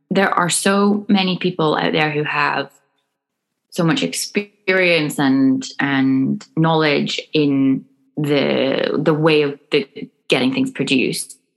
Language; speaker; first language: English; native; English